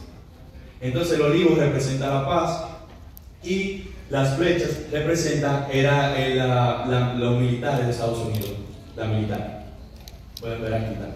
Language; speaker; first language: Spanish; early bilingual, heritage; Spanish